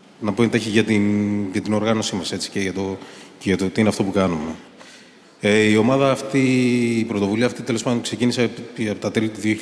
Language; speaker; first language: Greek; early bilingual, other home language; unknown